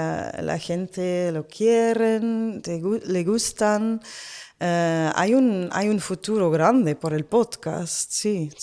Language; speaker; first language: Spanish; non-native, learner; Dutch